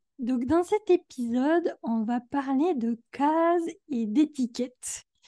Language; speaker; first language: French; native; French